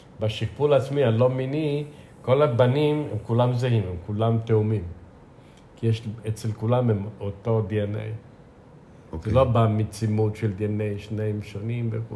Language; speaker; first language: Hebrew; non-native, fluent; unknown